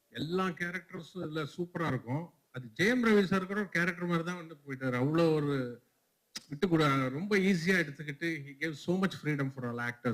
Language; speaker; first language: Tamil; non-native, local second language; Telugu